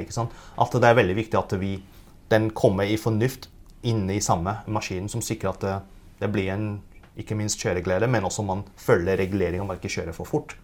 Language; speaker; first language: Norwegian; early bilingual, other home language; Cantonese